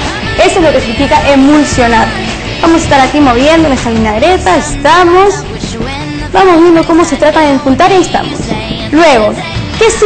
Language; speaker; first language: Spanish; native; Spanish